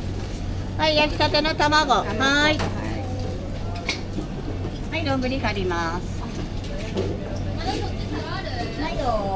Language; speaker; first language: Japanese; native; Japanese